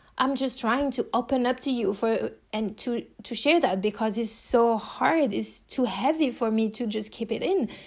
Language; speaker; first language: English; non-native, fluent; French